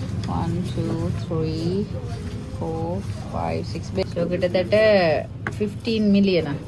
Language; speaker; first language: Tamil; native; Tamil